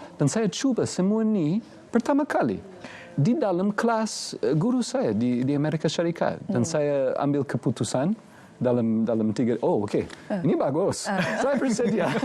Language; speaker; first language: Malay; non-native, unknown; English